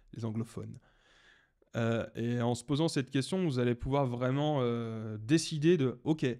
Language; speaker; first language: French; native; French